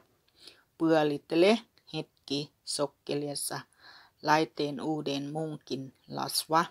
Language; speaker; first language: Finnish; non-native, learner; Northeastern Thai